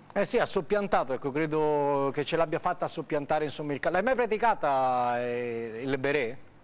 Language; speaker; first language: Italian; native; Italian